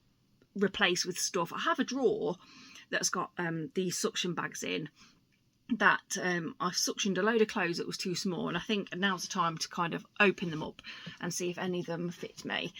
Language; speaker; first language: English; native; English